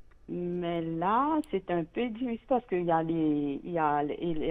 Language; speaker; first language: French; non-native, local second language; Morisyen